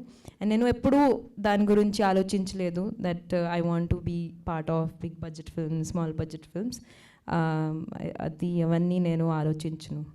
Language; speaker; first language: Telugu; non-native, fluent; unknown